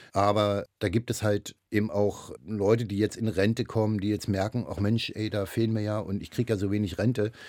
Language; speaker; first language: German; native; German